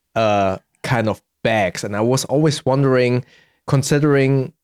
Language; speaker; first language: English; early bilingual, heritage; German